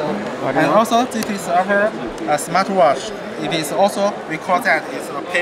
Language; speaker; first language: English; non-native, learner; Chinese